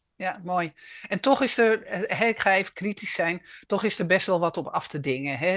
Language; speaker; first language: Dutch; native; Dutch